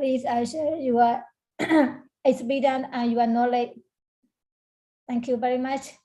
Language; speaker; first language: English; non-native, learner; Burmese